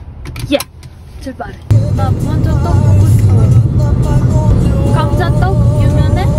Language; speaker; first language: Korean; non-native, learner; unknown